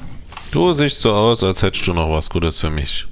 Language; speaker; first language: German; native; German